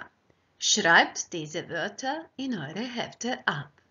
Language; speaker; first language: German; non-native, fluent; Croatian